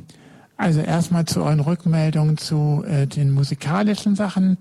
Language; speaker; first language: German; native; German